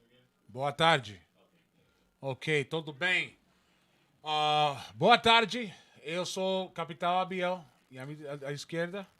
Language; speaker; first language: Portuguese; non-native, learner; Spanish